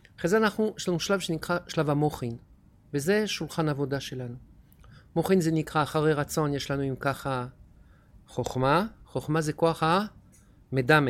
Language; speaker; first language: Hebrew; non-native, fluent; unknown